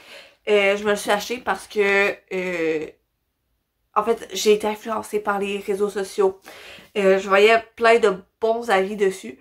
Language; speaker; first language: French; native; French